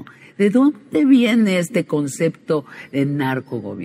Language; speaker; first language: Spanish; native; Spanish